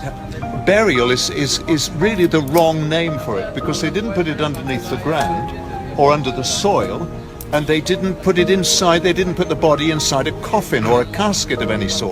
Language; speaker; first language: English; native; English